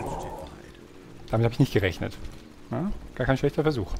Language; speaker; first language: German; native; German